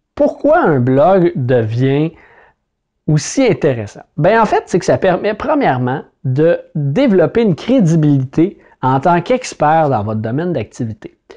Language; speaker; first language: French; native; French